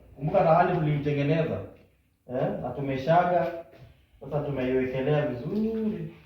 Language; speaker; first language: Swahili; non-native, local second language; Luyia